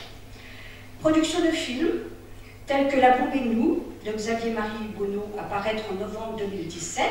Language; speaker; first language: French; native; French